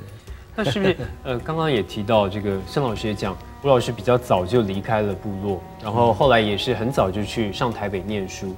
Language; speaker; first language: Chinese; native; Chinese